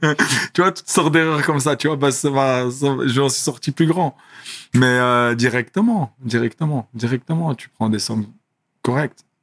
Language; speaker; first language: French; native; French